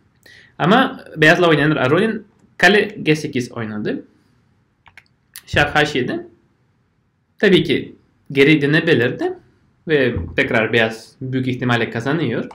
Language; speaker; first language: Turkish; non-native, fluent; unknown